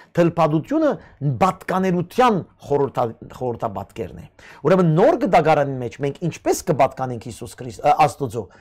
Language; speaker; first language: Armenian; early bilingual, heritage; Armenian